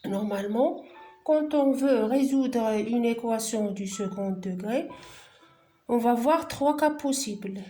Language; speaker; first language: French; non-native, local second language; Arabic